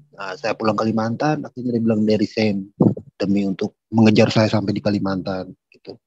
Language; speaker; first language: Indonesian; native; Indonesian